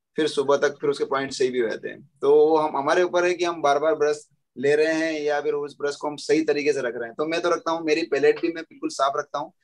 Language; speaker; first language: Hindi; native; Hindi